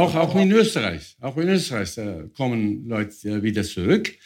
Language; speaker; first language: German; non-native, fluent; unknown